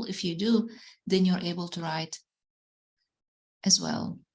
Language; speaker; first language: English; non-native, fluent; Arabic